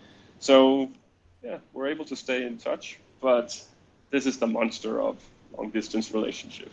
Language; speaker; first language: English; non-native, fluent; Danish